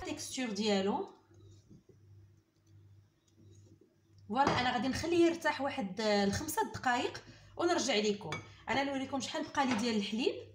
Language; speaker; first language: Arabic; native; Arabic